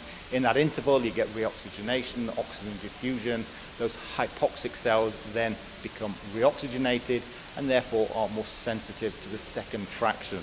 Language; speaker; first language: English; native; English